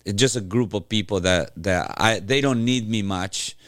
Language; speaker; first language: English; non-native, fluent; Spanish